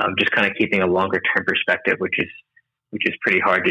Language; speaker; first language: English; native; English